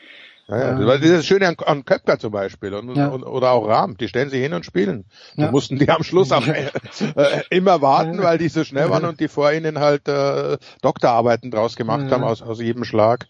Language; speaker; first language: German; native; German